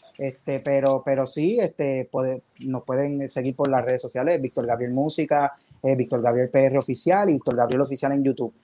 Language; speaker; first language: Spanish; native; Spanish